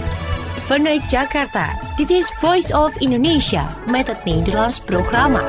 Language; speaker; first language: Dutch; non-native, fluent; Indonesian